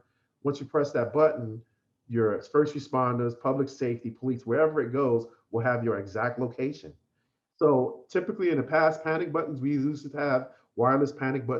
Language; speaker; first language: English; native; English